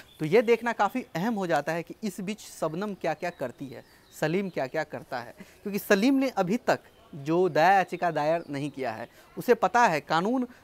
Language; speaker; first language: Hindi; native; Hindi